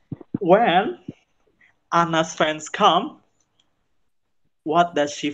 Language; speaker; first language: English; non-native, fluent; Indonesian